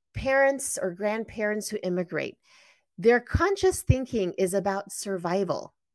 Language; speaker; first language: English; native; English